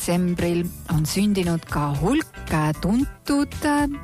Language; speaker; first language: Estonian; native; Estonian